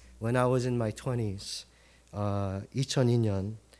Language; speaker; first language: English; early bilingual, other home language; Korean